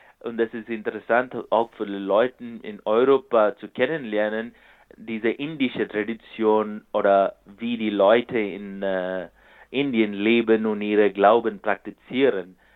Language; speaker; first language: German; non-native, fluent; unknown